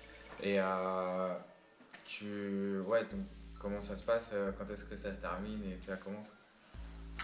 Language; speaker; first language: French; native; French